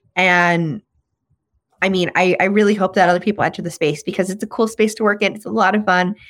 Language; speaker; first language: English; native; English